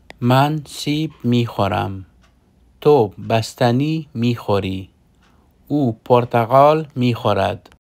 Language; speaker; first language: Persian; non-native, fluent; Urdu